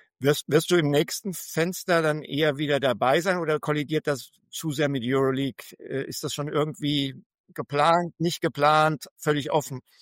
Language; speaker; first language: German; native; German